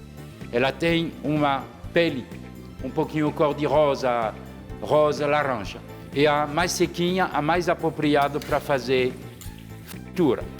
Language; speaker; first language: Portuguese; non-native, fluent; French